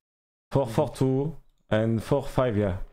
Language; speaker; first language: English; non-native, learner; French